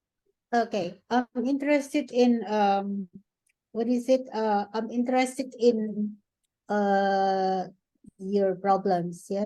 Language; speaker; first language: English; non-native, fluent; Indonesian